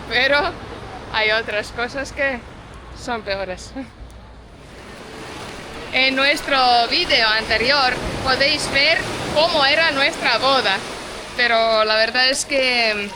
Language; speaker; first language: Spanish; non-native, fluent; Portuguese